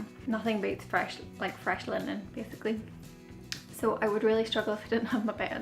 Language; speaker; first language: English; native; English